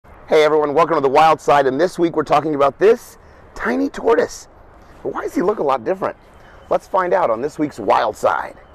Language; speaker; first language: English; native; English